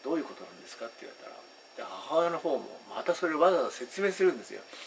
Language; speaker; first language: Japanese; native; Japanese